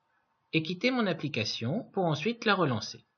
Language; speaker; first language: French; native; French